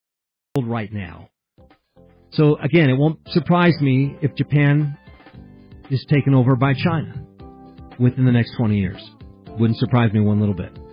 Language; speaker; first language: English; early bilingual, heritage; English